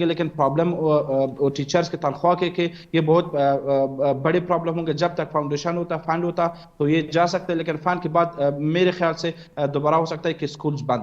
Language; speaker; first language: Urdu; non-native, fluent; Persian